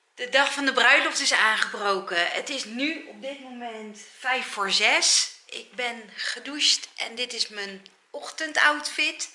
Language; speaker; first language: Dutch; native; Dutch